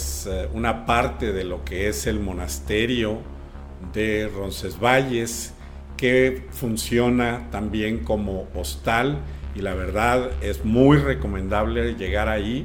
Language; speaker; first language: Spanish; native; Spanish